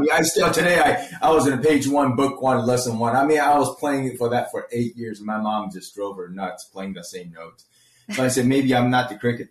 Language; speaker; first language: English; early bilingual, other home language; Chinese